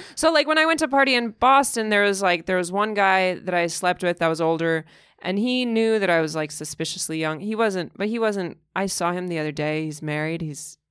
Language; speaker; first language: English; early bilingual, other home language; Russian